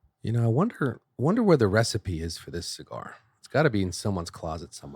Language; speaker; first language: English; native; English